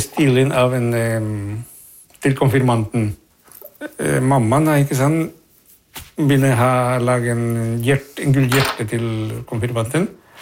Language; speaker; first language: Norwegian; non-native, fluent; Spanish